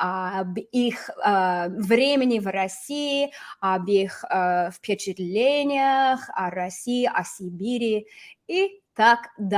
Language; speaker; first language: Russian; non-native, fluent; English